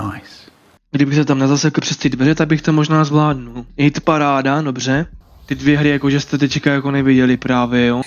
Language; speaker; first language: Czech; native; Czech